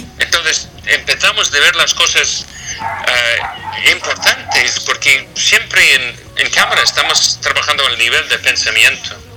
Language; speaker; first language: Spanish; non-native, fluent; English